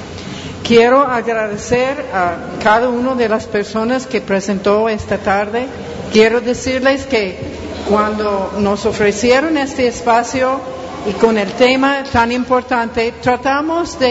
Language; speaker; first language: Spanish; non-native, fluent; English